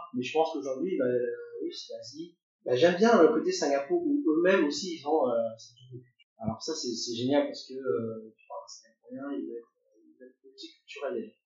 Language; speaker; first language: French; early bilingual, other home language; Cantonese